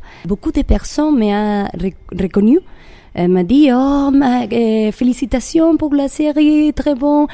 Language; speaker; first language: French; non-native, learner; Spanish